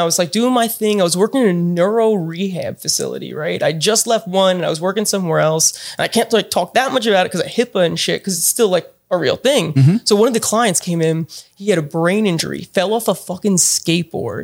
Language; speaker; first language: English; native; English